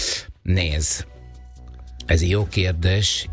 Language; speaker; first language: Hungarian; non-native, learner; Italian